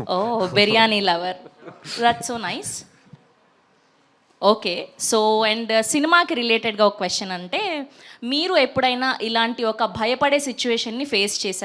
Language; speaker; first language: Telugu; native; Telugu